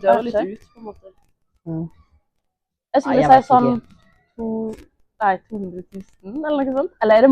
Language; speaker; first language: Norwegian; native; Norwegian